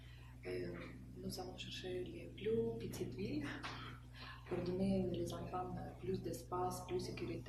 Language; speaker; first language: French; non-native, learner; Russian